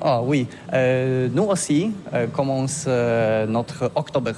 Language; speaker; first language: French; non-native, learner; Polish